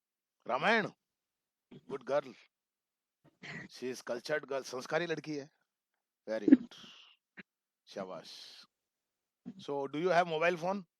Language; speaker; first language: English; non-native, local second language; Hindi